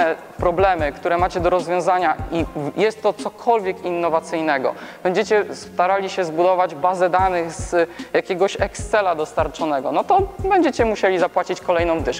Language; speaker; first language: Polish; native; Polish